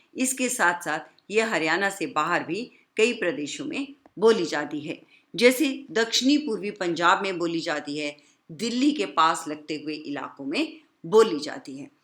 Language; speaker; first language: Hindi; native; Hindi